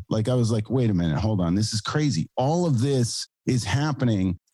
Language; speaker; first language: English; native; English